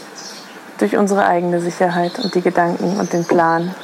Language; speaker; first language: German; native; German